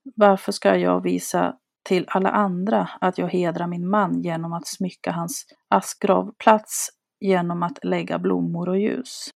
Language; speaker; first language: Swedish; early bilingual, other home language; Spanish